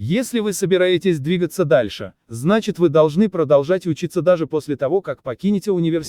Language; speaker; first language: Russian; native; Russian